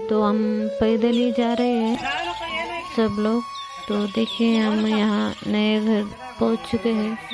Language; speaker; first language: Hindi; non-native, local second language; Telugu